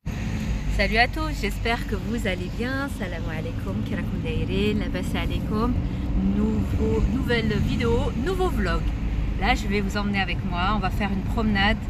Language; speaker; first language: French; non-native, local second language; Arabic